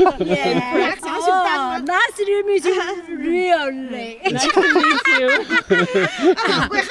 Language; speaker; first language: English; non-native, learner; Chinese